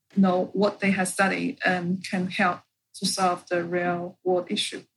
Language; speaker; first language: English; non-native, fluent; Chinese